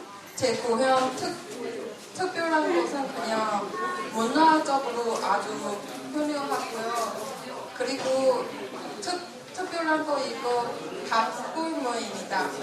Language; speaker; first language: Korean; non-native, fluent; Chinese